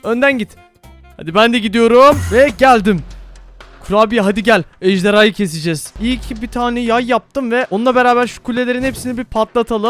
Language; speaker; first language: Turkish; native; Turkish